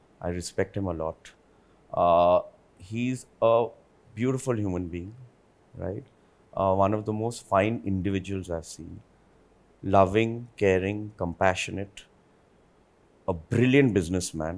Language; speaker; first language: English; non-native, local second language; Hindi